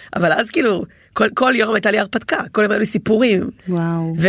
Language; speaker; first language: Hebrew; native; Hebrew